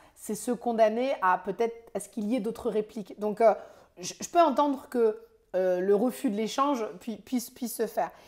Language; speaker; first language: French; native; French